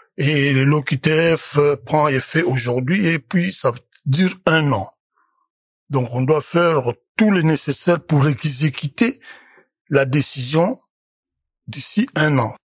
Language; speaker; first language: French; non-native, local second language; Lingala